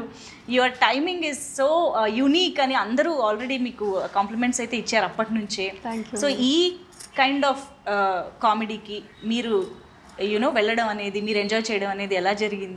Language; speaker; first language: Telugu; native; Telugu